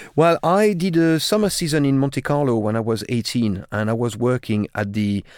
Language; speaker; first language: English; non-native, fluent; French